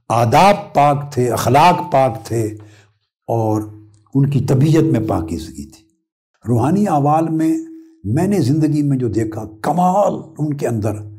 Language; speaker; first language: Urdu; non-native, local second language; Punjabi